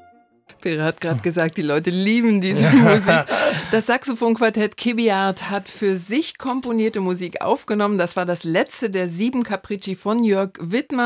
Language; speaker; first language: German; native; German